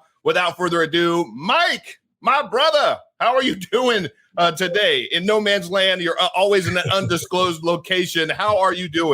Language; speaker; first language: English; native; English